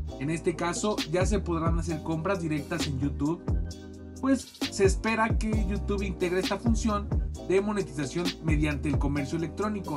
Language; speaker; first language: Spanish; native; Spanish